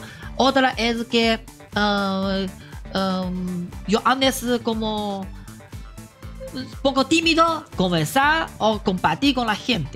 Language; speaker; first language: Spanish; non-native, learner; Chinese